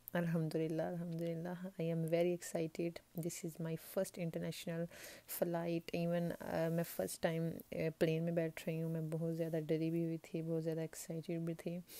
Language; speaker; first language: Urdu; non-native, local second language; Punjabi